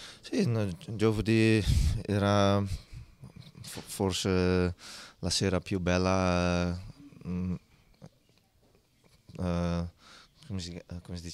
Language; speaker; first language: Italian; non-native, learner; Dutch